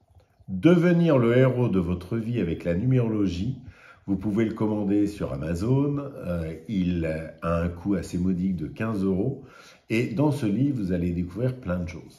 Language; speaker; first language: French; native; French